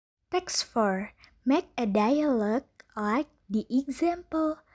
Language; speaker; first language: English; non-native, fluent; Indonesian